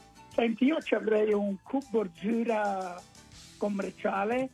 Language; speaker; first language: Italian; early bilingual, heritage; Italian